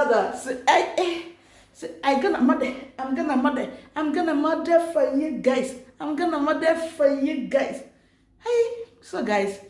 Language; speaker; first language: English; non-native, local second language; Igbo